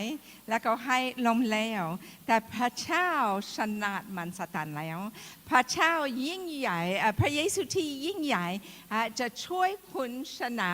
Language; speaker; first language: Thai; non-native, fluent; English